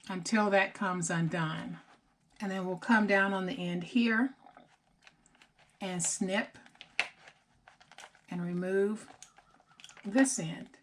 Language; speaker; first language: English; native; English